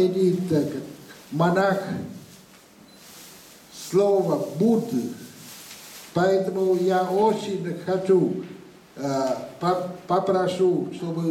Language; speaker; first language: Russian; non-native, fluent; Vietnamese